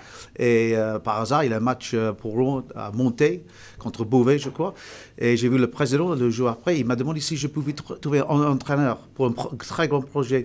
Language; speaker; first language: French; non-native, fluent; English